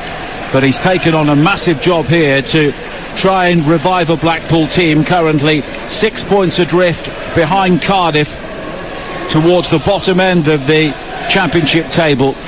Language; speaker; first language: English; native; English